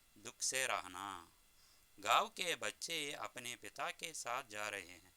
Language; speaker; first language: Hindi; non-native, local second language; Telugu